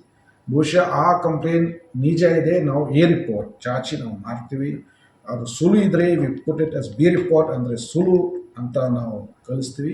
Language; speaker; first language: Kannada; non-native, fluent; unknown